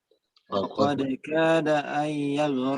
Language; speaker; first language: Arabic; non-native, learner; Indonesian